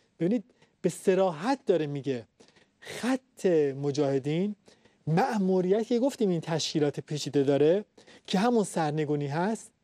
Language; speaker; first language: Persian; native; Persian